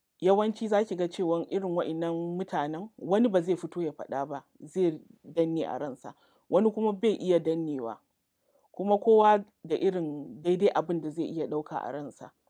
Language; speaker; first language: Hausa; native; Hausa